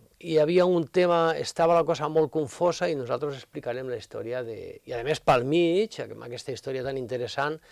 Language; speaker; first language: Catalan; native; Catalan